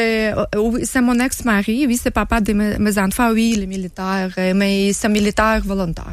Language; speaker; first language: French; non-native, learner; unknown